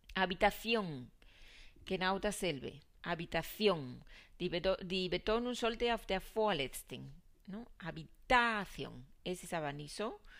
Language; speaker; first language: German; non-native, fluent; Spanish